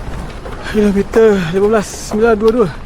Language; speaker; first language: English; non-native, local second language; Malay